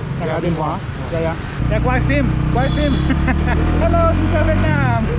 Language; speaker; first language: Vietnamese; non-native, learner; Lithuanian